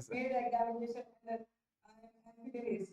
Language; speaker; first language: English; non-native, learner; Hindi